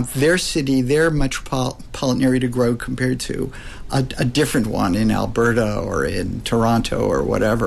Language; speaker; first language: English; native; English